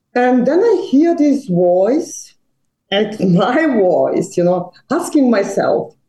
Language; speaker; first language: English; non-native, fluent; Serbian